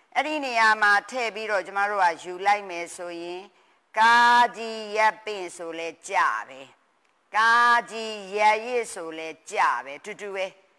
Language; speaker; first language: Burmese; native; Burmese